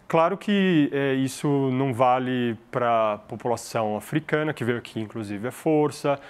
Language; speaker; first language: Portuguese; early bilingual, other home language; Arabic